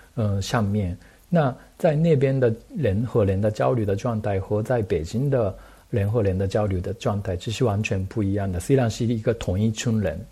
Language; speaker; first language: Chinese; non-native, fluent; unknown